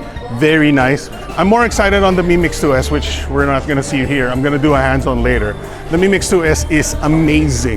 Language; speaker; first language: English; non-native, local second language; Filipino